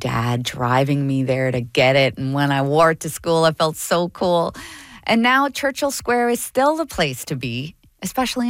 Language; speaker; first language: English; native; English